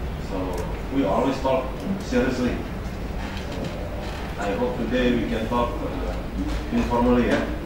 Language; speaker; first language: English; non-native, learner; Indonesian